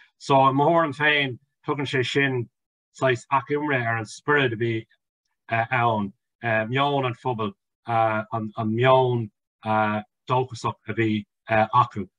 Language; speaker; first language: Irish; non-native, local second language; English